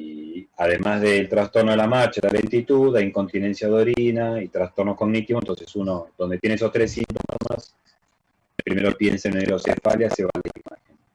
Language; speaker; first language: Spanish; native; Spanish